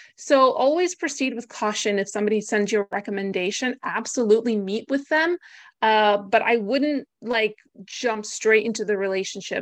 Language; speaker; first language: English; native; English